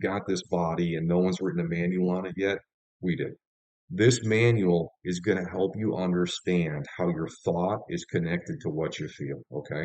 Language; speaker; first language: English; native; English